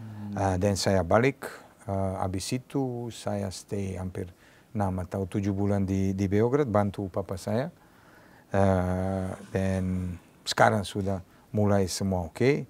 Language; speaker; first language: Indonesian; non-native, fluent; Serbian